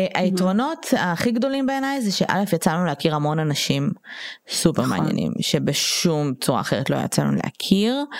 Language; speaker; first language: Hebrew; non-native, local second language; Russian